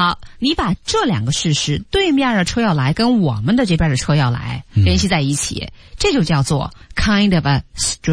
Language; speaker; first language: Chinese; native; Chinese